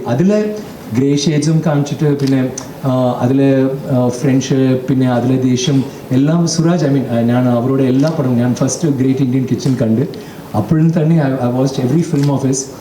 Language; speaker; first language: Malayalam; non-native, learner; Tamil